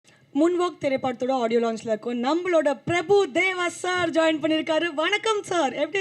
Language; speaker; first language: Tamil; native; Tamil